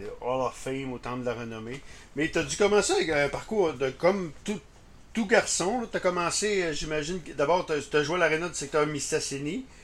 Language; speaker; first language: French; native; French